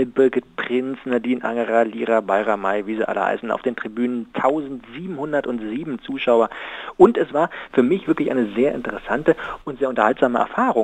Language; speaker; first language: German; native; German